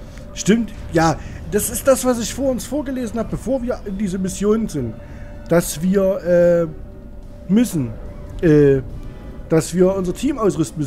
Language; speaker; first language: German; native; German